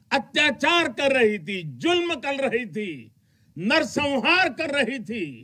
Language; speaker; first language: Hindi; non-native, local second language; Gujarati